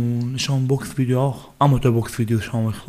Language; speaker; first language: German; non-native, learner; Baluchi